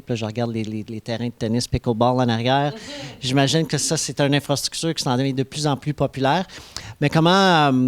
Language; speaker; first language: French; native; French